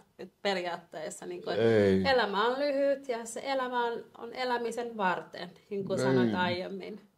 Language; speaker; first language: Finnish; non-native, fluent; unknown